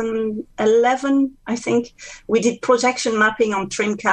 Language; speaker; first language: English; non-native, fluent; French